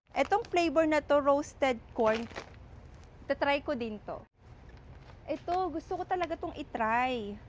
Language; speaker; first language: Filipino; native; Filipino